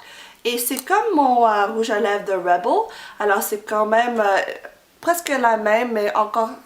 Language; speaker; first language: French; non-native, fluent; English